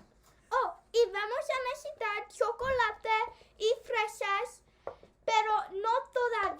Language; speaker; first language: Spanish; early bilingual, heritage; Spanish